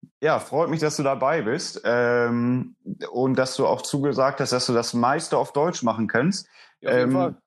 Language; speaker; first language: German; native; German